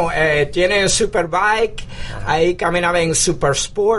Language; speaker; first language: Spanish; early bilingual, heritage; English